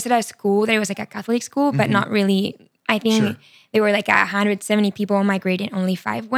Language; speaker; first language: English; non-native, fluent; Spanish